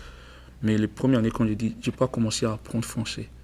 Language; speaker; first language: French; non-native, learner; English